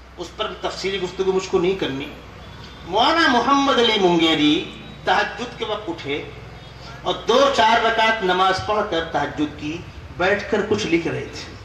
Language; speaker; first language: Urdu; native; Urdu